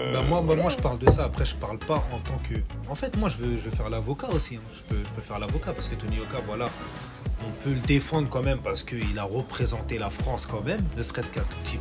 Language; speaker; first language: French; native; French